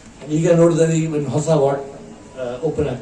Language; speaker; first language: Kannada; non-native, local second language; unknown